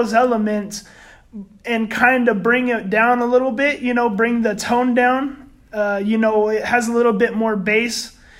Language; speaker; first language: English; native; English